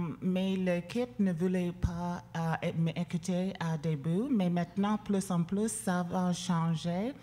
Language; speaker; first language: French; non-native, learner; English